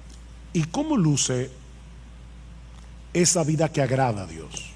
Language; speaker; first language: Spanish; native; Spanish